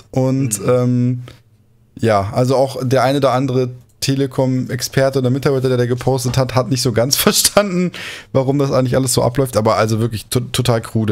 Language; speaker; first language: German; native; German